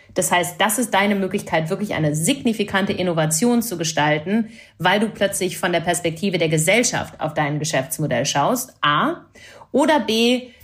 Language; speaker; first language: German; non-native, fluent; English